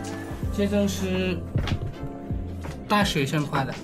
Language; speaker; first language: Chinese; non-native, learner; Nepali